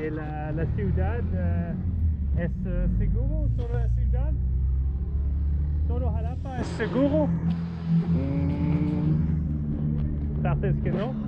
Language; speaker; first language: Spanish; non-native, learner; English